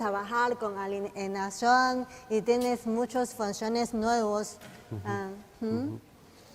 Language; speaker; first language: Spanish; non-native, learner; Chinese